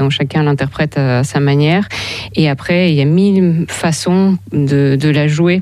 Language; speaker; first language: French; non-native, fluent; Ukrainian